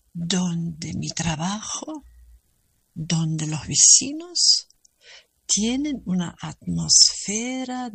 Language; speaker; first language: Spanish; non-native, learner; German